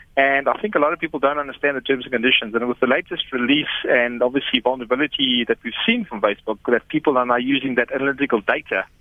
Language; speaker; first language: English; native; English